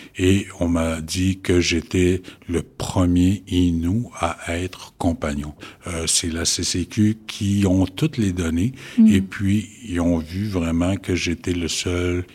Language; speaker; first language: French; non-native, local second language; Innu-aimun